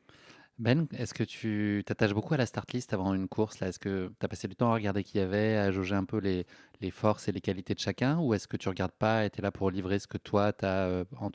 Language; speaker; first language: French; native; French